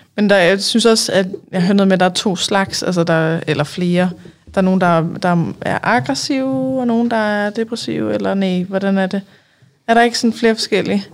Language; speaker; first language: Danish; native; Danish